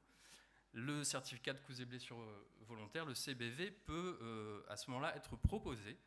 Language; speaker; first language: French; native; French